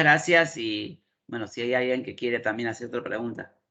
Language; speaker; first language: Spanish; native; Spanish